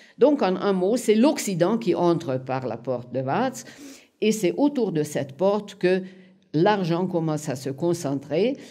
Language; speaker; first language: French; non-native, fluent; Hungarian